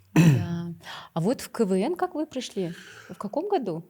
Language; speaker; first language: Russian; non-native, local second language; Kazakh